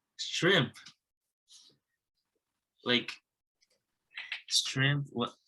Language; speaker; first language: English; non-native, learner; Japanese